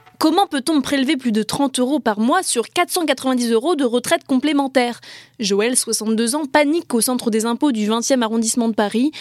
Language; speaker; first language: French; native; French